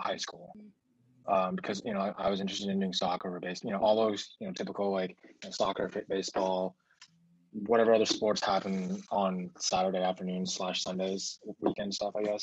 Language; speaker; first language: English; early bilingual, other home language; Chinese